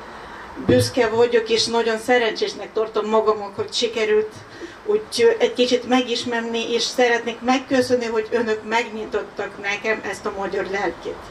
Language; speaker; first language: Hungarian; non-native, fluent; Ukrainian